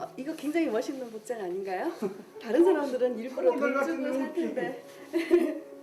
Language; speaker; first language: Korean; native; Korean